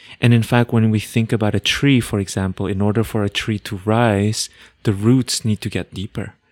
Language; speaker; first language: English; non-native, fluent; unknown